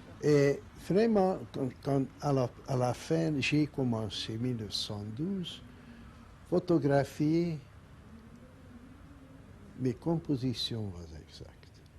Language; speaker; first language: French; non-native, learner; Hungarian